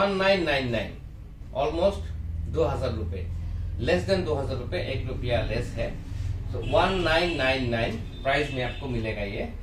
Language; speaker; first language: Hindi; non-native, learner; Bangla